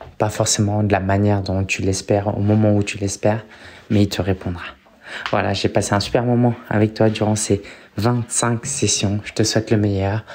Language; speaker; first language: French; early bilingual, other home language; Chinese